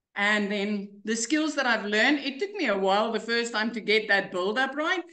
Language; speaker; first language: English; non-native, local second language; Afrikaans